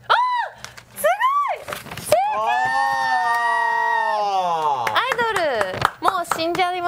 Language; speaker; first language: Japanese; non-native, learner; Chinese